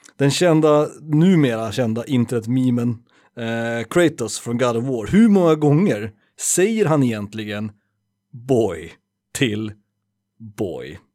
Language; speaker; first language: Swedish; native; Swedish